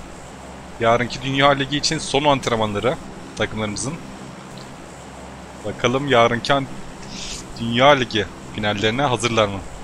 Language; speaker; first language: Turkish; native; Turkish